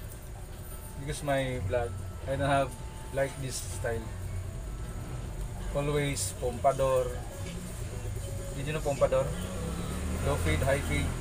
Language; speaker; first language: English; non-native, learner; Filipino